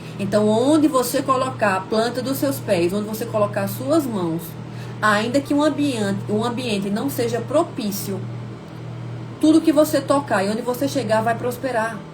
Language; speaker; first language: Portuguese; native; Portuguese